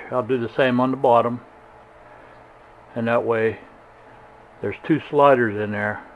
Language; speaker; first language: English; native; English